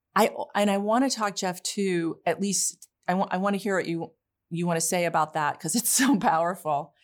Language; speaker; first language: English; early bilingual, other home language; Polish